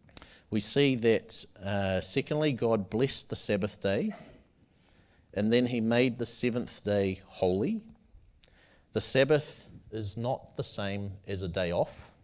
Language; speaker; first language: English; native; English